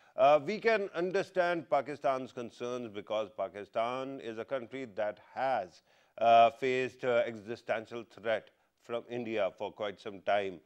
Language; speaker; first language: English; non-native, local second language; Urdu